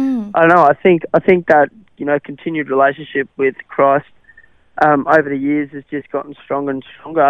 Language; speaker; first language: English; non-native, local second language; Afrikaans